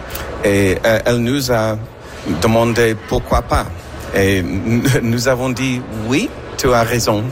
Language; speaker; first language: French; non-native, fluent; English